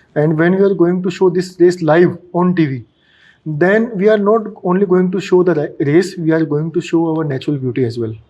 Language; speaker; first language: English; non-native, local second language; Marathi